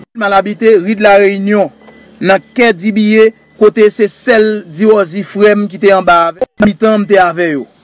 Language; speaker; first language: Haitian Creole; native; Haitian Creole